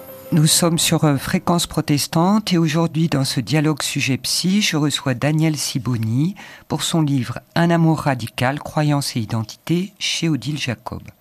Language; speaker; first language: French; native; French